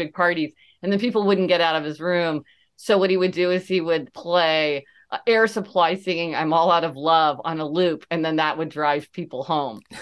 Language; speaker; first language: English; native; English